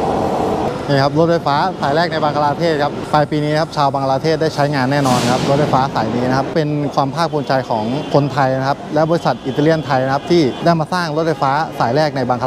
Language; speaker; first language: Thai; native; Thai